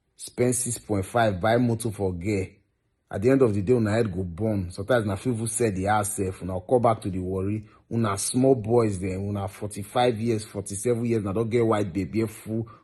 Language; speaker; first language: Nigerian Pidgin; non-native, local second language; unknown